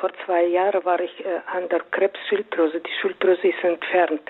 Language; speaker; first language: German; non-native, learner; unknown